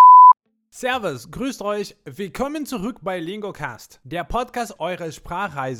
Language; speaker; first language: German; non-native, fluent; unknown